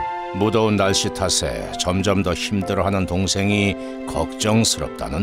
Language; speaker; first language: Korean; native; Korean